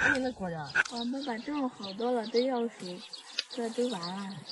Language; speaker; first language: Chinese; non-native, learner; Lao